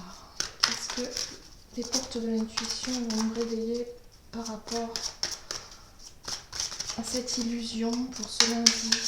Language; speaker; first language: French; native; French